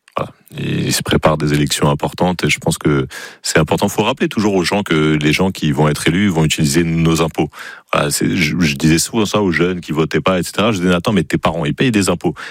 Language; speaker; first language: French; native; French